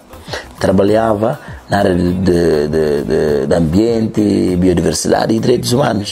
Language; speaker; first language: Portuguese; non-native, local second language; Upper Guinea Crioulo